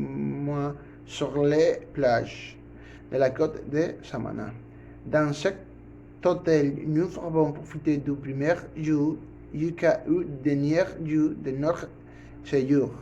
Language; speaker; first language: French; non-native, learner; Spanish